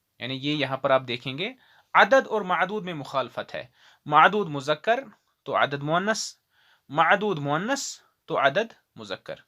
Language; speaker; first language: Urdu; non-native, local second language; Kashmiri